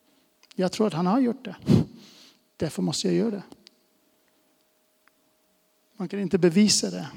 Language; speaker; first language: Swedish; non-native, fluent; English